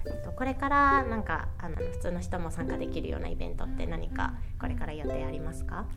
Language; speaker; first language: Japanese; native; Japanese